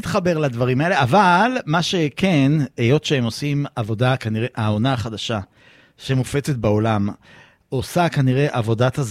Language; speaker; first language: Hebrew; native; Hebrew